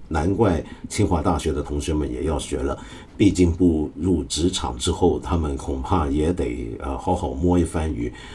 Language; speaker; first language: Chinese; early bilingual, other home language; Cantonese